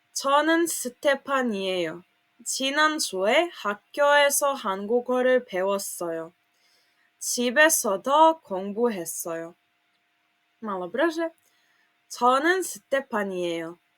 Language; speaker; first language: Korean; non-native, fluent; Serbian